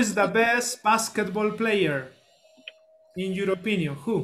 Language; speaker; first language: English; non-native, learner; Spanish